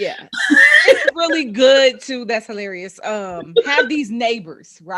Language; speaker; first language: English; native; English